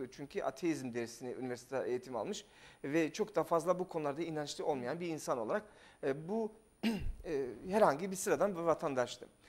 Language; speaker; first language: Turkish; non-native, fluent; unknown